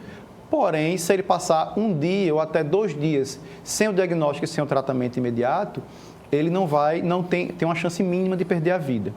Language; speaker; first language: Portuguese; native; Portuguese